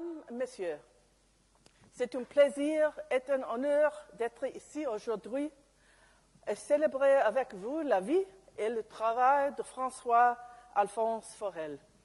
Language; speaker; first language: French; non-native, learner; English